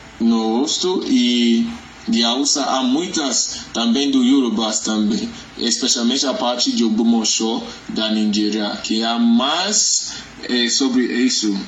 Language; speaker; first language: Portuguese; non-native, learner; Yoruba